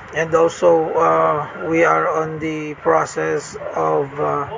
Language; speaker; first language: English; non-native, local second language; Hiligaynon